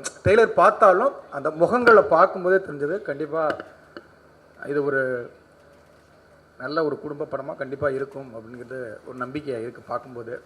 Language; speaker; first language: Tamil; native; Tamil